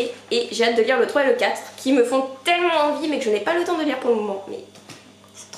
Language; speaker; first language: French; native; French